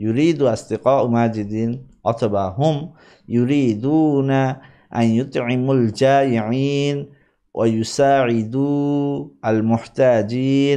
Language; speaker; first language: Arabic; non-native, fluent; Bangla